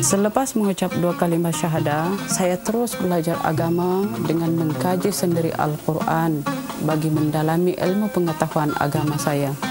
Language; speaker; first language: Malay; non-native, local second language; Central Dusun